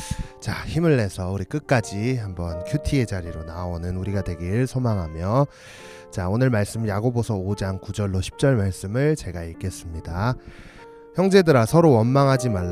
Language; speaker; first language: Korean; native; Korean